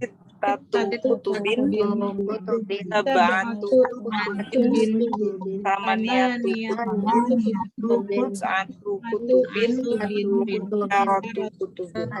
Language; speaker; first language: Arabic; non-native, learner; Indonesian